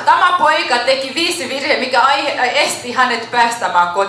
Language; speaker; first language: Finnish; non-native, fluent; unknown